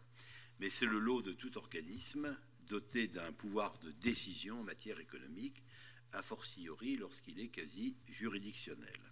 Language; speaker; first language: French; native; French